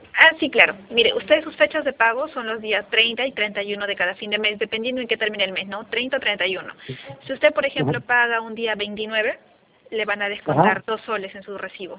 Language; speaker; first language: Spanish; native; Spanish